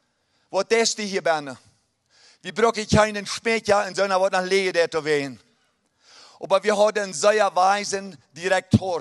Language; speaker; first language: German; early bilingual, heritage; Plautdietsch